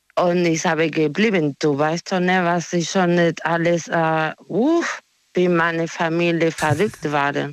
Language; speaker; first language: German; non-native, fluent; Spanish